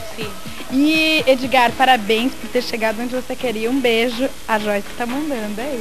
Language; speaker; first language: Portuguese; native; Portuguese